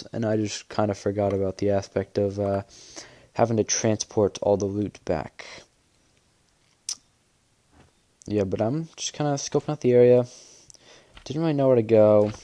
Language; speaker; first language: English; native; English